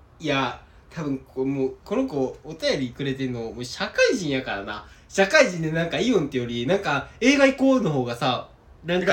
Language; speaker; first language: Japanese; native; Japanese